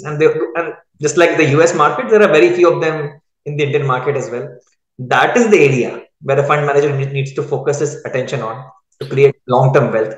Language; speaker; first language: English; non-native, local second language; Hindi